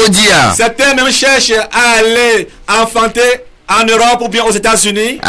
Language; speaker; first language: French; non-native, local second language; Ewe